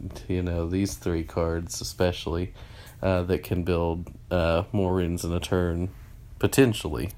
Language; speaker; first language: English; native; English